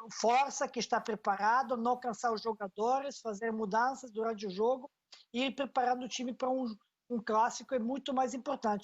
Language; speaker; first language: Portuguese; non-native, fluent; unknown